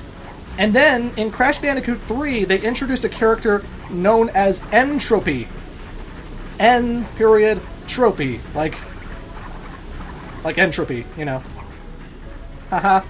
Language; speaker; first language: English; native; English